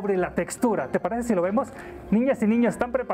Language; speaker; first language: Spanish; native; Spanish